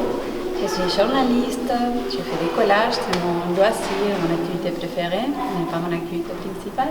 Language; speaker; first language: French; non-native, fluent; Spanish